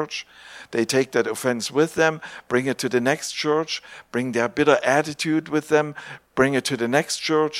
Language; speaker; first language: English; non-native, fluent; German